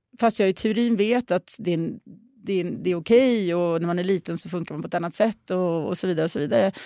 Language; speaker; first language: Swedish; early bilingual, other home language; Russian